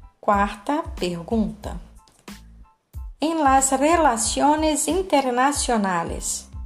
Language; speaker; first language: Spanish; non-native, fluent; Portuguese